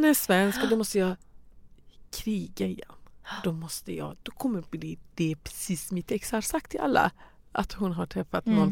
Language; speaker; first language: Swedish; non-native, fluent; Persian